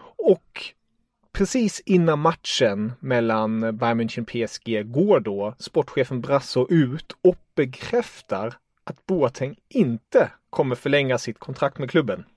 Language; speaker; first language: Swedish; non-native, fluent; German